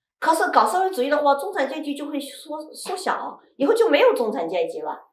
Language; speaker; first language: Chinese; native; Chinese